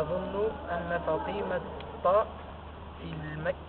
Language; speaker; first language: Arabic; non-native, learner; French